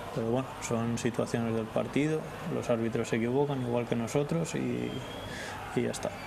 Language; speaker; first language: Spanish; native; Spanish